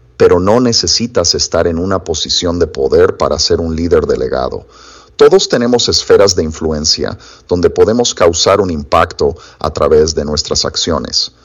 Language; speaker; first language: Spanish; non-native, fluent; English